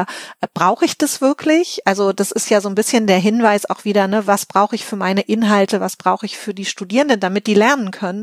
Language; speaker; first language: German; native; German